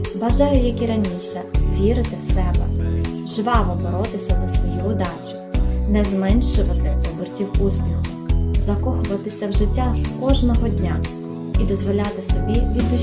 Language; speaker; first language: Ukrainian; native; Ukrainian